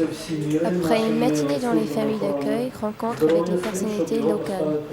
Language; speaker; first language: French; native; French